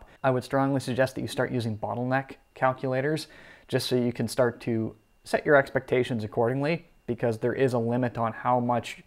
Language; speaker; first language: English; native; English